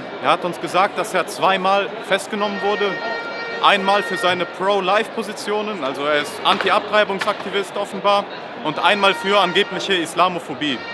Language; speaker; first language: German; native; German